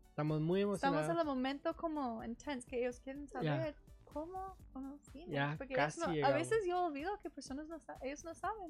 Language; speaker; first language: Spanish; non-native, learner; English